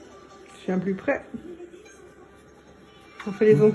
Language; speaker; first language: French; native; French